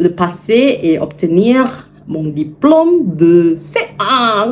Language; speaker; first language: French; non-native, fluent; Indonesian